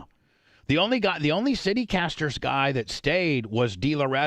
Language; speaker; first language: English; native; English